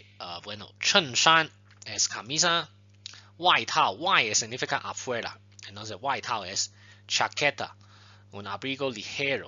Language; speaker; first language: Spanish; non-native, fluent; Chinese